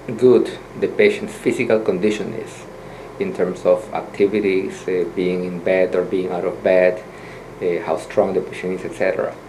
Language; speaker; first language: English; non-native, fluent; Spanish